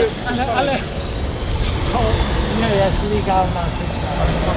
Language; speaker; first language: Polish; non-native, learner; English